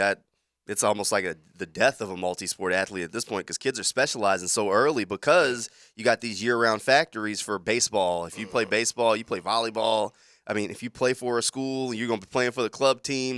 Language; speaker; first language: English; native; English